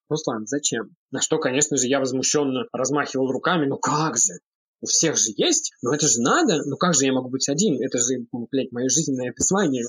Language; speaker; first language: Russian; early bilingual, heritage; Russian